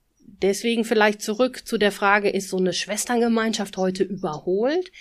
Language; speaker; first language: German; native; German